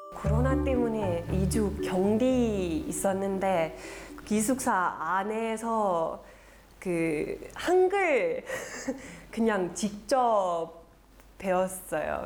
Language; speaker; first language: Korean; non-native, learner; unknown